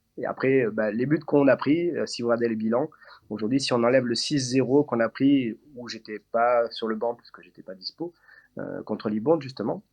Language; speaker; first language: French; native; French